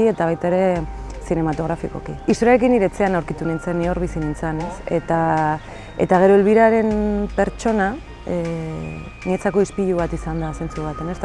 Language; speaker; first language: Basque; native; Basque